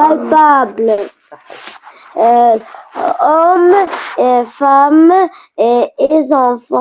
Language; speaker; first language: French; non-native, learner; Arabic